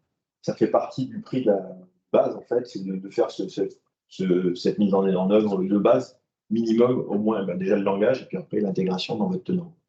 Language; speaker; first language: French; native; French